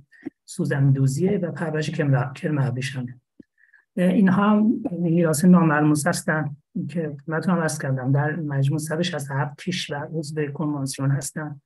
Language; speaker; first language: Persian; native; Persian